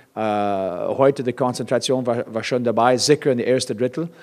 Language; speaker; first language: German; non-native, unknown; English